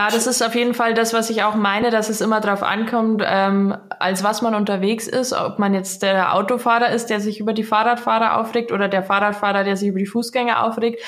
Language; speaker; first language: German; native; German